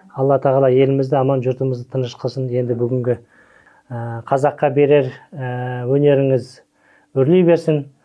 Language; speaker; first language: Kazakh; native; Kazakh